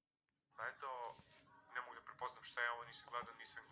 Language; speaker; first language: Bosnian; native; Bosnian